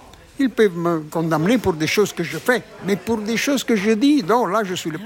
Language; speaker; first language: French; non-native, fluent; Italian